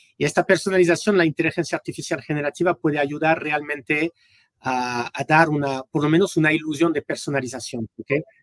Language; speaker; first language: Spanish; non-native, fluent; French